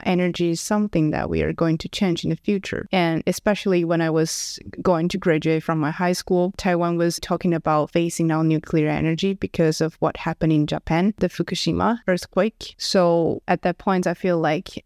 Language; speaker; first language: English; non-native, fluent; Chinese